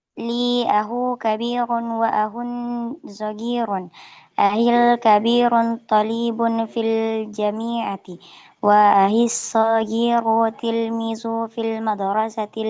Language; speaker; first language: Arabic; non-native, learner; Indonesian